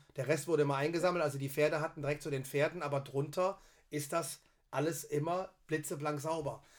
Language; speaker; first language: German; native; German